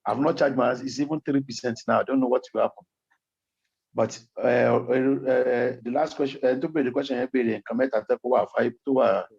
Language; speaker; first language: English; non-native, local second language; Yoruba